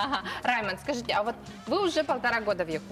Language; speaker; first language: Russian; native; Russian